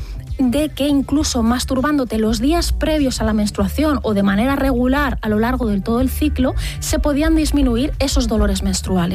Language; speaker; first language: Spanish; native; Spanish